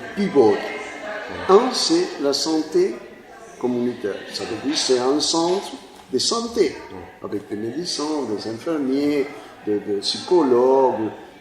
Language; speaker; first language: French; non-native, fluent; Spanish